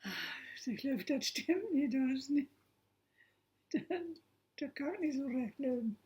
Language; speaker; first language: German; non-native, local second language; Low German